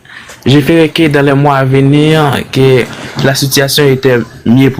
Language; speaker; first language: French; non-native, learner; Haitian Creole